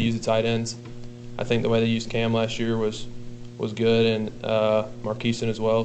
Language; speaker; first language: English; native; English